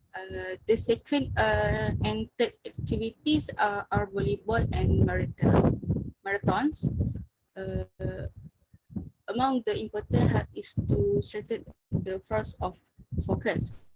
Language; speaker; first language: English; non-native, learner; Malay